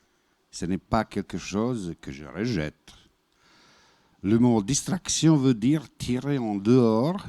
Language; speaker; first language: French; non-native, fluent; Bosnian